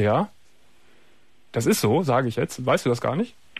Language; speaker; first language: German; native; German